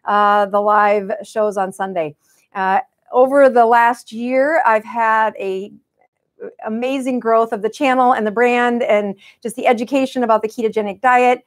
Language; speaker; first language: English; native; English